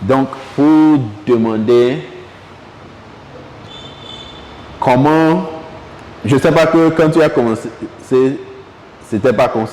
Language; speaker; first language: French; non-native, local second language; Ewe